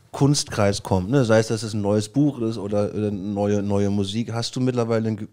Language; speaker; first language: German; native; German